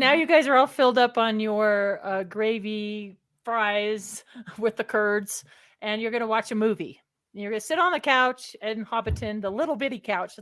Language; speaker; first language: English; native; English